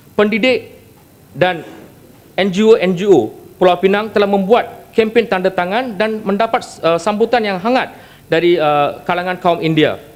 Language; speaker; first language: Malay; non-native, local second language; Tamil